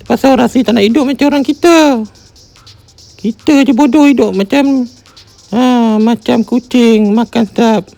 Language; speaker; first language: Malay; non-native, local second language; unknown